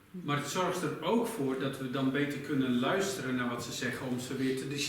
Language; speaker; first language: Dutch; native; Dutch